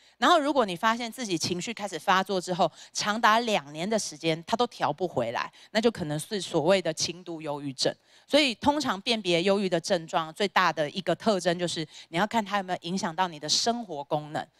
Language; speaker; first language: Chinese; native; Chinese